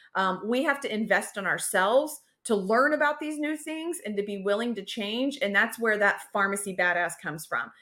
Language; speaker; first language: English; native; English